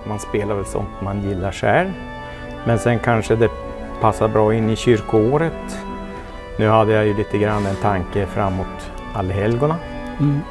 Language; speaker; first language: Swedish; native; Swedish